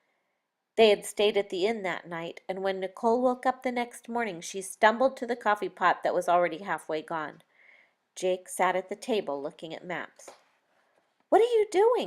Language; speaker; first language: English; native; English